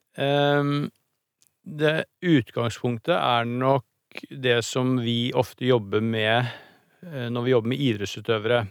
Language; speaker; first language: Norwegian; native; Norwegian